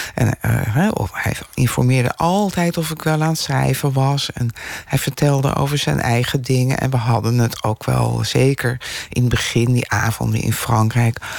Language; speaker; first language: Dutch; native; Dutch